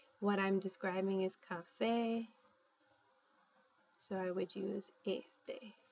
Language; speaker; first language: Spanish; non-native, fluent; English